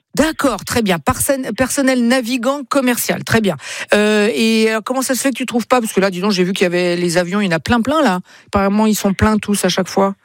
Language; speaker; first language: French; native; French